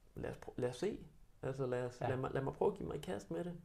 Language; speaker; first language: Danish; early bilingual, other home language; Bosnian